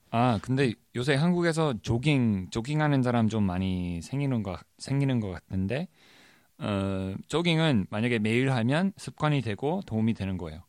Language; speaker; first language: Korean; non-native, fluent; English